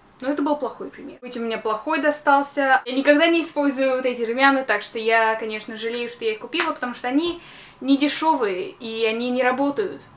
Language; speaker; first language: Russian; early bilingual, heritage; Russian